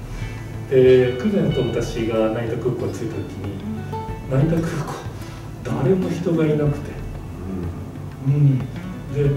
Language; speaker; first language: Japanese; native; Japanese